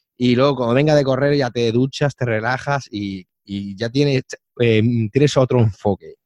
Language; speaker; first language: Spanish; native; Spanish